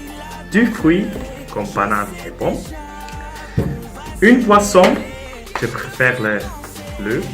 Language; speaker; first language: French; non-native, local second language; Persian